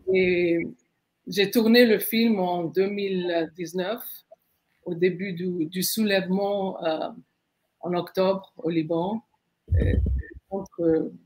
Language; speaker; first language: French; non-native, fluent; Arabic